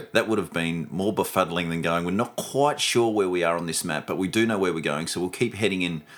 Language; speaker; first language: English; native; English